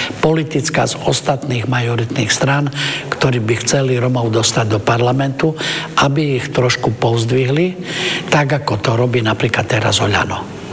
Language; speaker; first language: Slovak; non-native, local second language; Romany